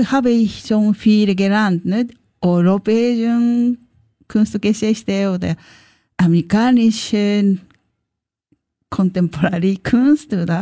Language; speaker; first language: German; non-native, learner; Japanese